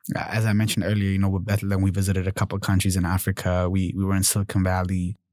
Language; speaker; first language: English; early bilingual, other home language; German